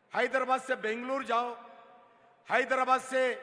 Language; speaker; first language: Hindi; non-native, local second language; Telugu